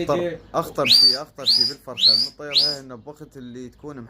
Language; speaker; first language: Arabic; native; Arabic